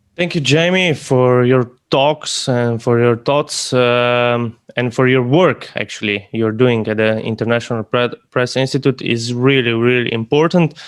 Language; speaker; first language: English; non-native, fluent; Slovenian